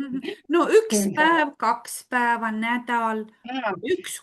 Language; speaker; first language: Estonian; non-native, fluent; Russian